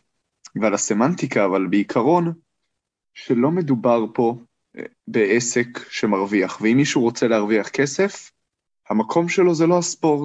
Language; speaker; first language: Hebrew; native; Hebrew